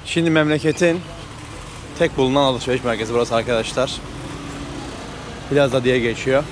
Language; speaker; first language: Turkish; native; Turkish